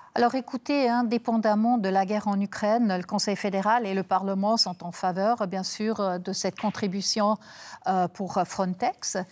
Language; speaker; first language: French; non-native, local second language; German